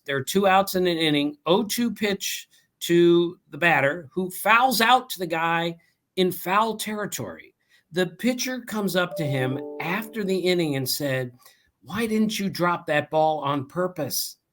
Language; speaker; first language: English; native; English